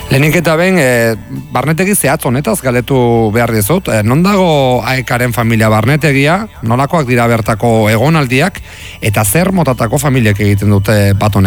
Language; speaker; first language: Basque; native; Basque